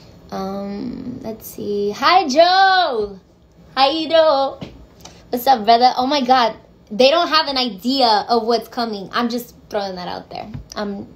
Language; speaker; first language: English; early bilingual, other home language; Spanish